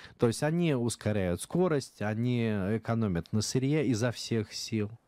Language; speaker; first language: Russian; native; Russian